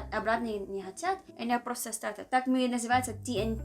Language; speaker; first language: Russian; non-native, learner; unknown